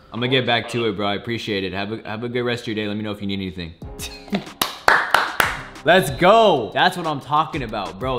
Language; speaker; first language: English; native; English